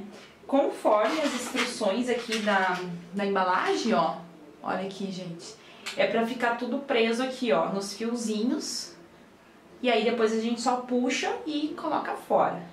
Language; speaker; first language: Portuguese; native; Portuguese